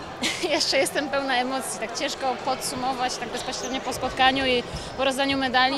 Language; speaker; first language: Polish; native; Polish